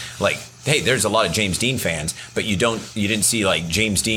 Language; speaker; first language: English; native; English